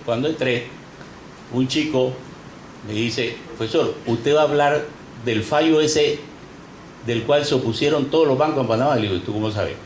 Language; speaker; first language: Spanish; native; Spanish